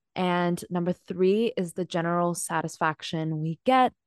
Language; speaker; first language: English; non-native, local second language; Cantonese